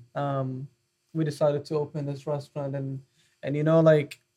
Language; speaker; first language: English; non-native, fluent; Arabic